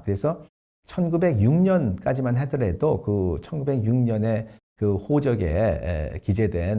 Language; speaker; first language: Korean; native; Korean